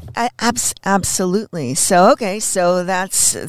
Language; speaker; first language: English; native; English